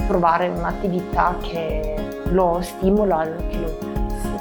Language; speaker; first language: Italian; non-native, fluent; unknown